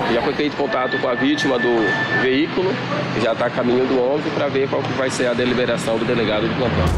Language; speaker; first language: Portuguese; native; Portuguese